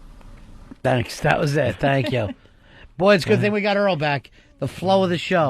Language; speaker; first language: English; native; English